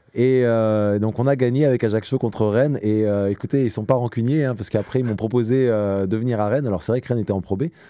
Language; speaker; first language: French; native; French